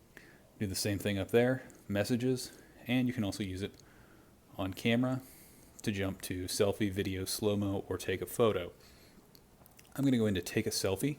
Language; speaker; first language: English; native; English